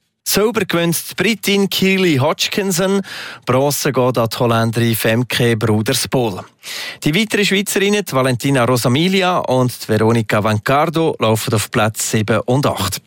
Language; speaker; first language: German; native; German